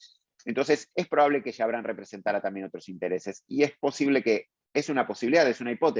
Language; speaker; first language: Spanish; native; Spanish